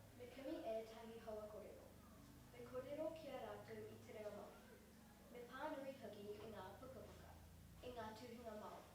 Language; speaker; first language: Māori; non-native, local second language; English